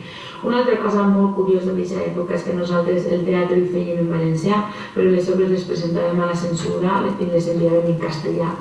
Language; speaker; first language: Catalan; native; Catalan